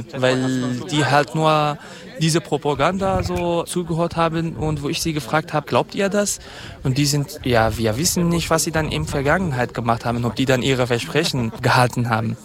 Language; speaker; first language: German; non-native, fluent; Kurdish